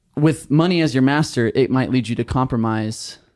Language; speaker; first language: English; native; English